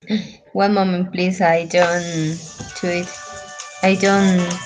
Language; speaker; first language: English; non-native, learner; Spanish